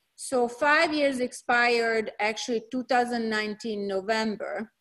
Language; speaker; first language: English; non-native, fluent; Hungarian